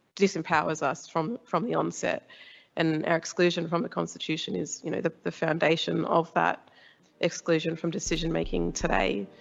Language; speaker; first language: English; native; English